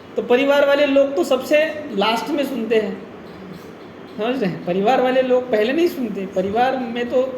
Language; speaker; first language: Hindi; non-native, local second language; Marathi